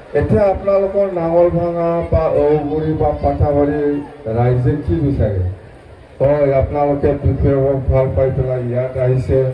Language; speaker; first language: Assamese; non-native, local second language; Bodo